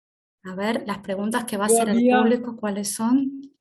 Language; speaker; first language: Spanish; native; Spanish